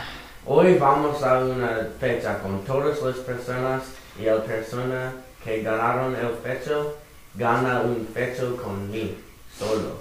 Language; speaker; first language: Spanish; non-native, learner; English